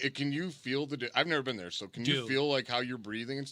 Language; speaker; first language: English; native; English